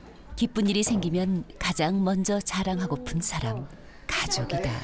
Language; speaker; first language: Korean; native; Korean